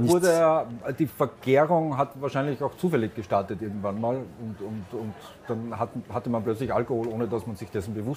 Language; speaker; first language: German; native; German